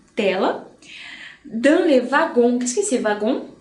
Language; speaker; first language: French; non-native, fluent; Portuguese